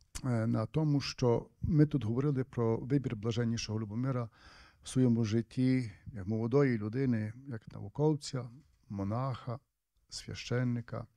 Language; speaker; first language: Ukrainian; native; Ukrainian